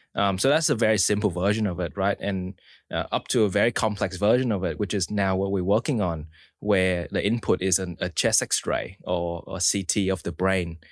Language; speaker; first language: English; early bilingual, other home language; Vietnamese